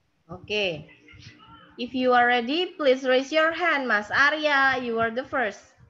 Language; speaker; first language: English; non-native, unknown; Indonesian